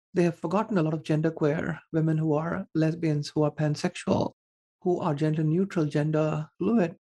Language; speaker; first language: English; non-native, local second language; Tamil